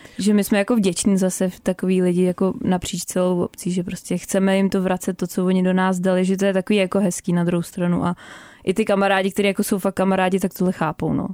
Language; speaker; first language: Czech; native; Czech